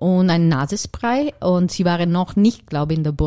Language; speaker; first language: German; non-native, fluent; Italian